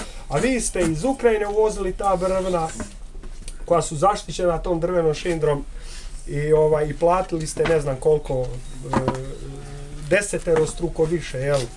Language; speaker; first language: Croatian; native; Croatian